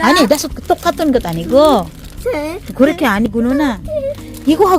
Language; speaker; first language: Korean; non-native, fluent; Filipino